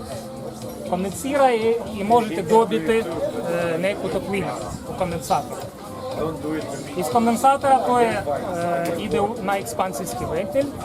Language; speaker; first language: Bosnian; non-native, learner; Ukrainian